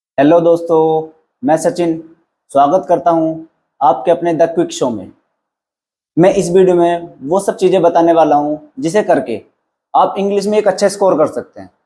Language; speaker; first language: Hindi; native; Hindi